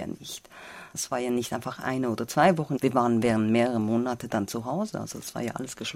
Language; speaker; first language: German; non-native, fluent; Persian